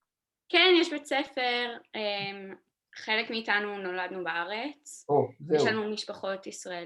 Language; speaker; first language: Hebrew; early bilingual, heritage; Hebrew